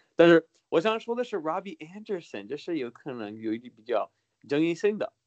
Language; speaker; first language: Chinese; early bilingual, heritage; Chinese